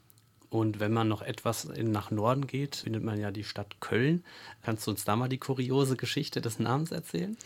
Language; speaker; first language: German; native; German